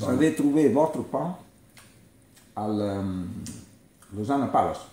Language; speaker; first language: French; non-native, learner; Italian